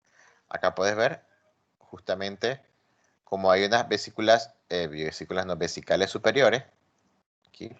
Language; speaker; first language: Spanish; native; Spanish